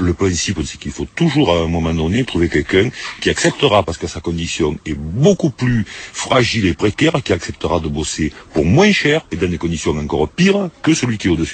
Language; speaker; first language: French; native; French